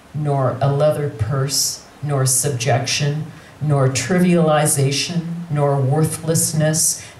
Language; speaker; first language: English; native; English